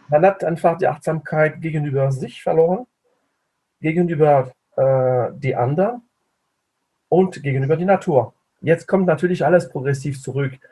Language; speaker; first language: German; non-native, fluent; French